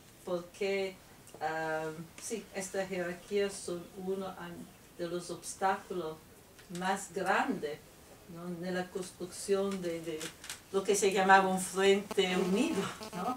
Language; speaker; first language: Spanish; non-native, fluent; Italian